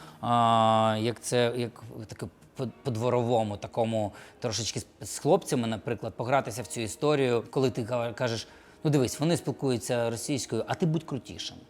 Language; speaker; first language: Ukrainian; non-native, local second language; Russian